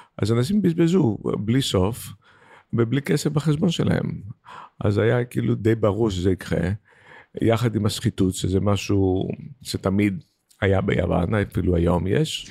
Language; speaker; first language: Hebrew; non-native, fluent; Greek